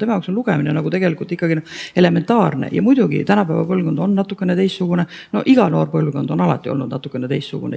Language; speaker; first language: Estonian; native; Estonian